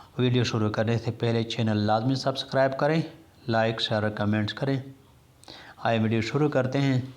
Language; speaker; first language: Urdu; non-native, local second language; Pashto